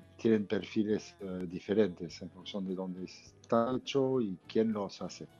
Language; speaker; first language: Spanish; non-native, fluent; French